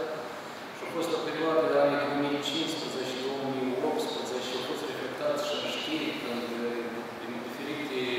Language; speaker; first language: Romanian; native; Romanian